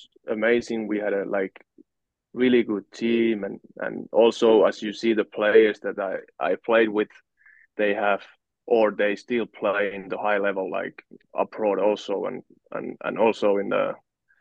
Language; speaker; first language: English; non-native, fluent; Finnish